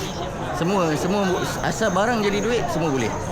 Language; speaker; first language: Malay; native; Malay